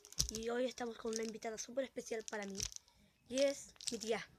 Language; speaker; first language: Spanish; native; Spanish